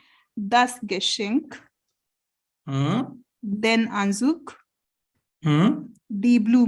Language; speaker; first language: German; non-native, learner; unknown